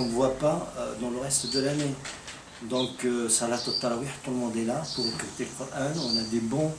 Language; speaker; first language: French; non-native, local second language; Arabic